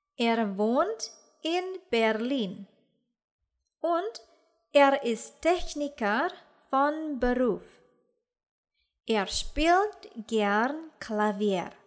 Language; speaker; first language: German; non-native, fluent; Indonesian